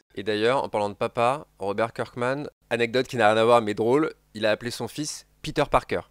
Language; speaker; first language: French; native; French